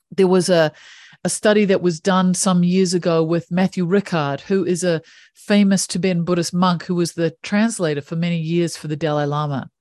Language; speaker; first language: English; native; English